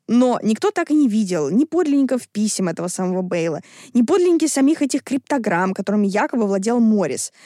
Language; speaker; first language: Russian; native; Russian